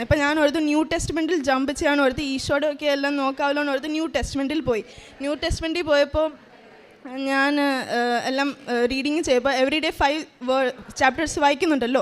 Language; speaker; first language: Malayalam; early bilingual, heritage; Malayalam